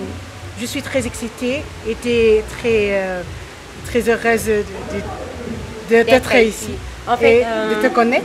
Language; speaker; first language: French; non-native, local second language; Arabic